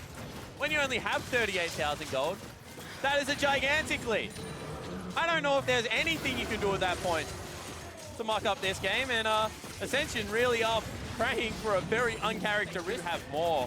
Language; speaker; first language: English; native; English